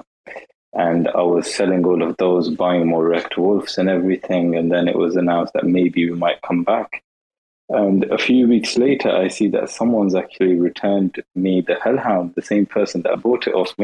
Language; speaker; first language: English; native; English